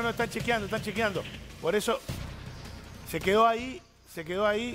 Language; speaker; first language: Spanish; native; Spanish